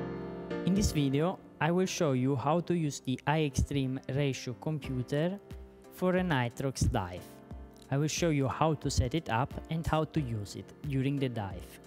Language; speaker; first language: English; non-native, fluent; Italian